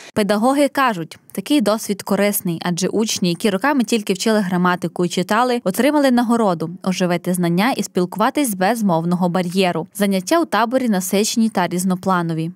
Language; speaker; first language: Ukrainian; native; Ukrainian